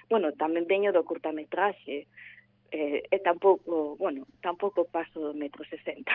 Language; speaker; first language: Galician; non-native, local second language; Spanish